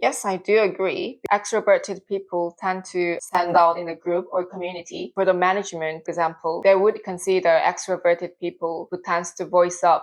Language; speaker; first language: English; non-native, fluent; Korean